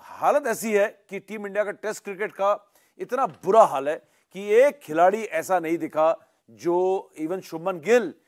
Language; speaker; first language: Hindi; native; Hindi